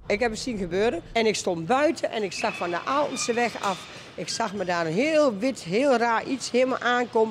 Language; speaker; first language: Dutch; native; Dutch